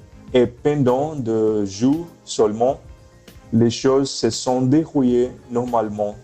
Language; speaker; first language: French; non-native, fluent; Portuguese